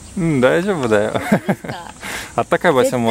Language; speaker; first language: Japanese; non-native, fluent; Russian